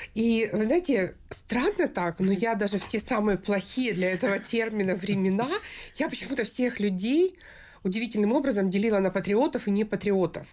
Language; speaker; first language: Russian; native; Russian